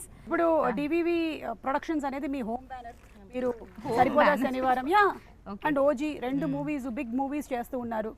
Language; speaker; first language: Telugu; native; Telugu